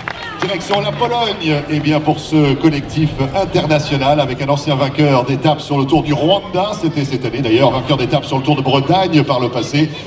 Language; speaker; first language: French; native; French